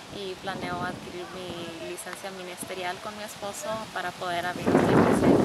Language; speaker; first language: Spanish; early bilingual, heritage; Spanish